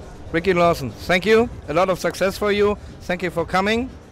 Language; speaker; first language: English; non-native, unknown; German